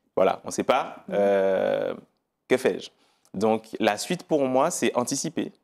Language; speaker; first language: French; native; French